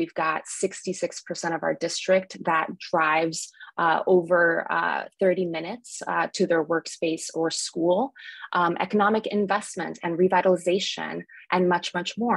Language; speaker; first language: English; early bilingual, other home language; Spanish